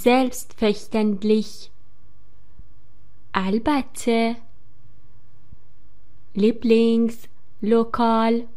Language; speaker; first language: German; non-native, fluent; Persian